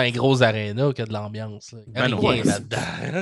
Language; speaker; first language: French; native; French